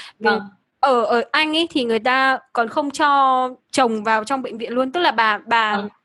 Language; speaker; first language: Vietnamese; native; Vietnamese